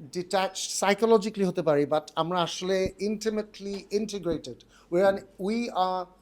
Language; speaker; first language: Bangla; early bilingual, heritage; Bangla